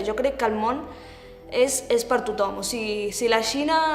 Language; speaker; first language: Catalan; early bilingual, other home language; Arabic